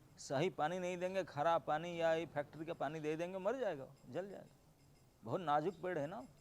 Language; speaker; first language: Hindi; non-native, local second language; Bangla